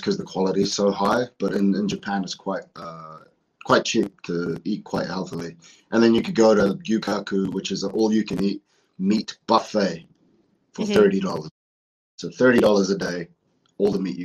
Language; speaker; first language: English; native; English